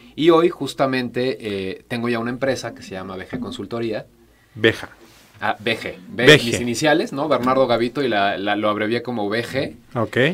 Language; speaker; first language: Spanish; native; Spanish